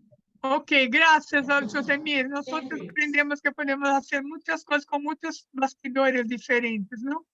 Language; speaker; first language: Spanish; non-native, fluent; Portuguese